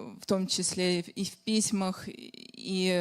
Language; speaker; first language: Ukrainian; non-native, fluent; Russian